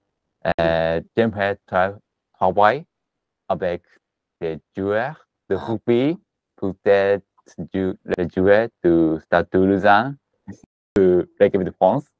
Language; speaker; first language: French; non-native, learner; Japanese